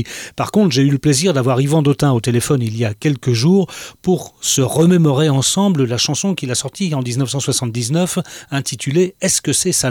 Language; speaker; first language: French; native; French